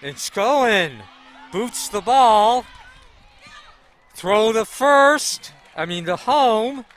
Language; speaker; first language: English; native; English